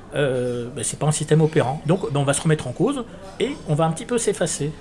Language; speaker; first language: French; native; French